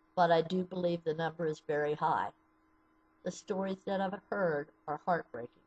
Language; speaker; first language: English; native; English